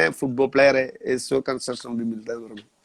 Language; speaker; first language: Hindi; non-native, local second language; Malayalam